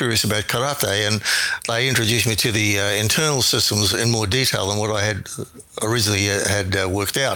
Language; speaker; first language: English; native; English